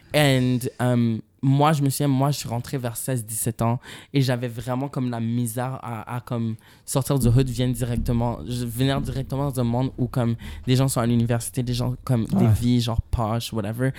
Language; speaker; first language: French; native; French